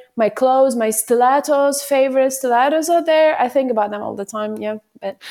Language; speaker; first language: English; non-native, fluent; Ukrainian